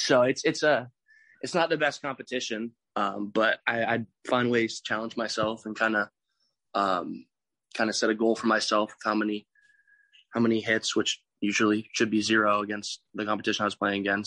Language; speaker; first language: English; native; English